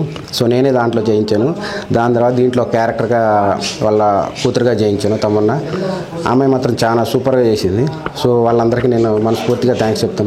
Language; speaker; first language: Telugu; native; Telugu